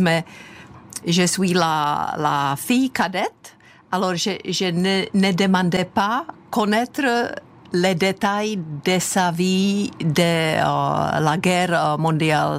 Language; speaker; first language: French; non-native, fluent; Czech